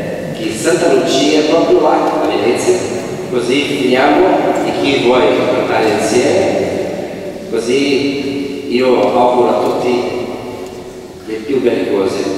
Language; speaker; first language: Italian; non-native, fluent; Portuguese